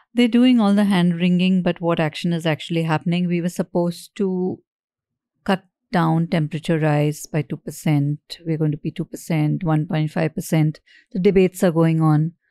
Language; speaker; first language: English; non-native, local second language; Hindi